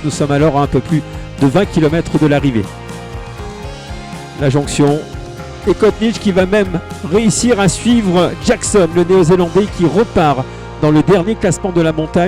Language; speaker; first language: French; native; French